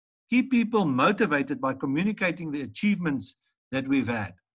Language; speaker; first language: English; non-native, local second language; Afrikaans